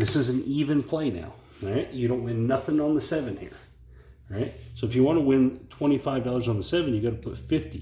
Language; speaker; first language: English; native; English